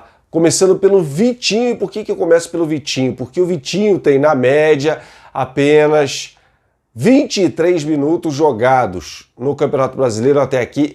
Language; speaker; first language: Portuguese; native; Portuguese